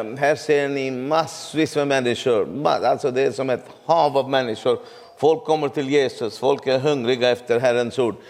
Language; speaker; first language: Swedish; non-native, fluent; Urdu